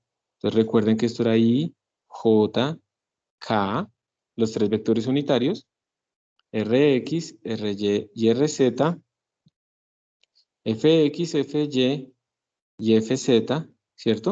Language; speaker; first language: Spanish; native; Spanish